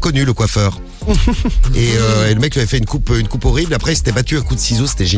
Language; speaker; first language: French; native; French